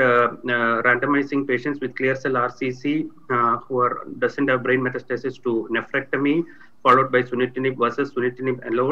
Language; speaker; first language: English; non-native, local second language; Tamil